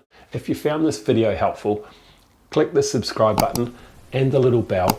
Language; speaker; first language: English; native; English